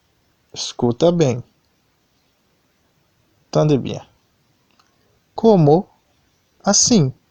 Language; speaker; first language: Portuguese; non-native, fluent; Haitian Creole